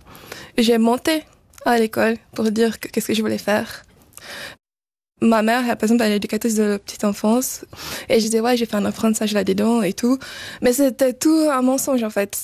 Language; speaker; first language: French; early bilingual, other home language; Portuguese